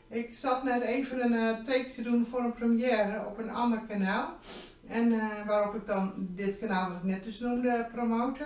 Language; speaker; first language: Dutch; native; Dutch